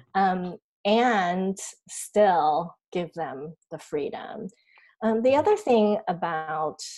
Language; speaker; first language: English; early bilingual, other home language; Chinese